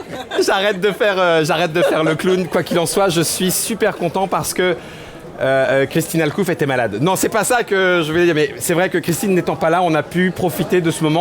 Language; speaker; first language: French; native; French